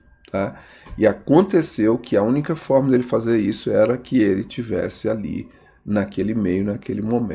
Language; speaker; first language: Portuguese; native; Portuguese